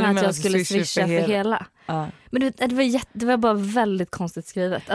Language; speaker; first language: Swedish; native; Swedish